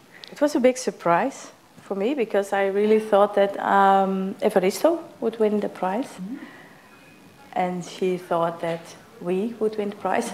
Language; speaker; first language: English; non-native, fluent; Dutch